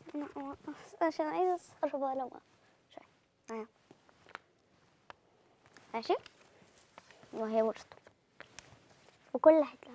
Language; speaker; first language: Arabic; native; Arabic